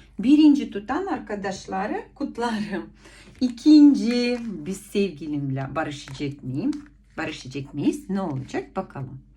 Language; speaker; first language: Turkish; non-native, fluent; Ukrainian